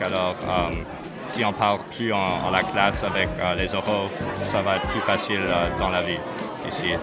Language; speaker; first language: French; non-native, learner; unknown